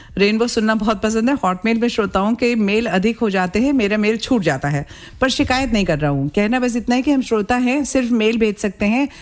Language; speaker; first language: Hindi; native; Hindi